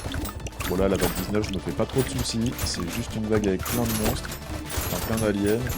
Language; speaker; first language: French; native; French